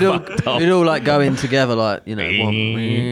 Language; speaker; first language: English; native; English